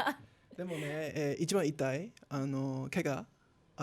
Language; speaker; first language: Japanese; non-native, learner; English